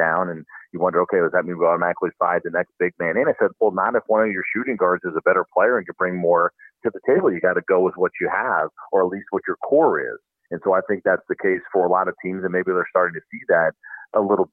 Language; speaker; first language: English; native; English